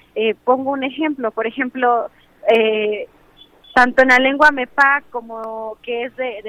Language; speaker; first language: Spanish; native; Spanish